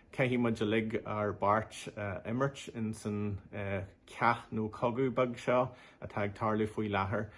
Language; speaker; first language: Irish; non-native, local second language; English